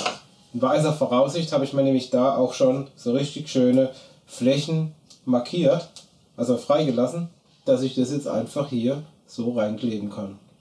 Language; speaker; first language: German; native; German